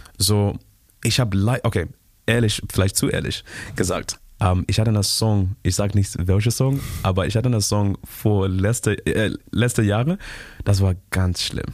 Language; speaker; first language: German; non-native, learner; Shona